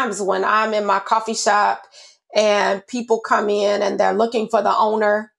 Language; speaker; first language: English; native; English